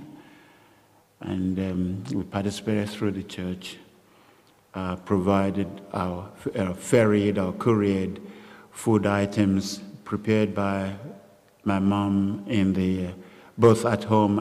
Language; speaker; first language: English; non-native, local second language; Yoruba